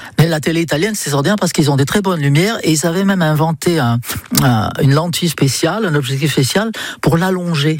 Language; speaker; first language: French; non-native, fluent; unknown